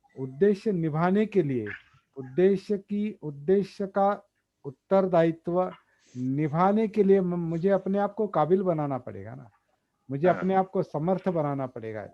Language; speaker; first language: Hindi; non-native, local second language; Marathi